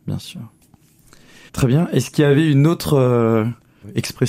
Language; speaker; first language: French; native; French